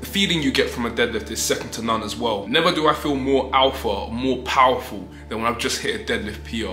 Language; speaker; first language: English; native; English